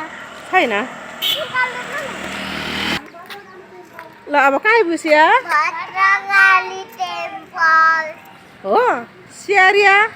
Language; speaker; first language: Nepali; native; Nepali